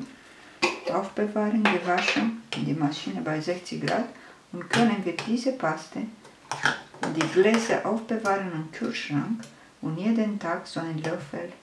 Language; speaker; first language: German; non-native, fluent; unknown